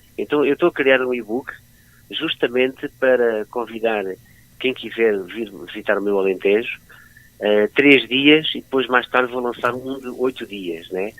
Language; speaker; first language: Portuguese; native; Portuguese